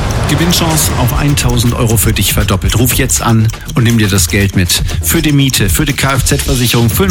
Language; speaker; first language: German; native; German